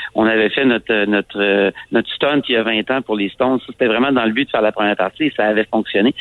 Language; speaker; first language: French; native; French